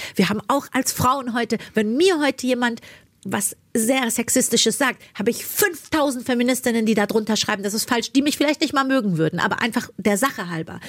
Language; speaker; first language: German; early bilingual, other home language; Persian